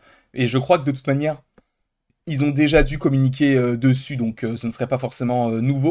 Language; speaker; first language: French; native; French